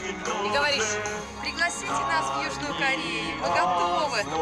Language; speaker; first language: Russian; native; Russian